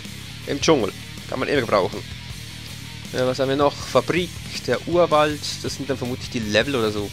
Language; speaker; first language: German; native; German